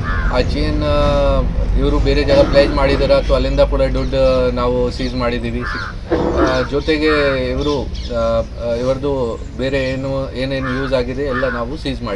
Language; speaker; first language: Kannada; non-native, fluent; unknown